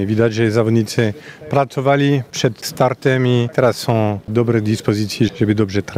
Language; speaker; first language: Polish; non-native, fluent; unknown